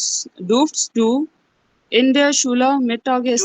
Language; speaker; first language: German; non-native, learner; Urdu